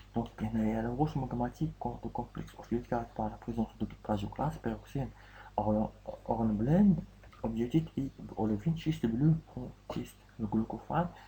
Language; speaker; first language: French; non-native, local second language; Arabic